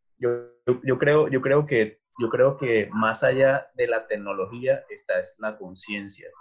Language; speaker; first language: Spanish; native; Spanish